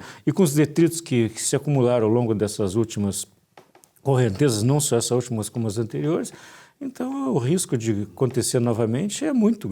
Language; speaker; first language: Portuguese; native; Portuguese